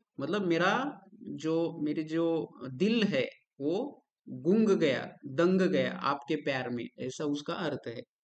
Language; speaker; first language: Hindi; non-native, local second language; Marathi